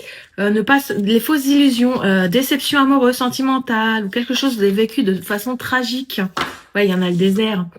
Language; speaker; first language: French; native; French